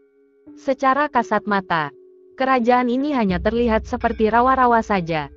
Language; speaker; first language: Indonesian; native; Indonesian